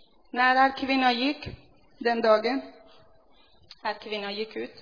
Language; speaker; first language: Swedish; non-native, fluent; Persian